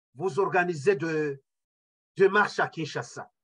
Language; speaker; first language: French; non-native, local second language; Kinyarwanda